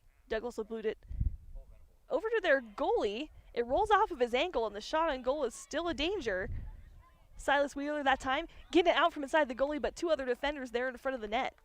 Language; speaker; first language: English; native; English